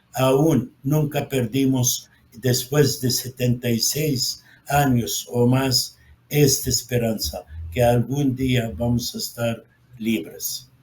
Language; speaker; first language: Spanish; non-native, fluent; Arabic